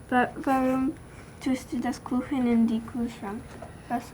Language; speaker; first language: German; non-native, learner; English